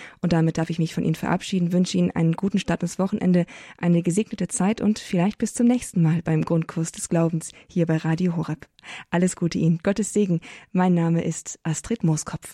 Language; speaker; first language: German; native; German